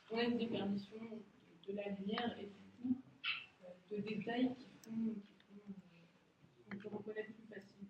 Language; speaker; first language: French; native; French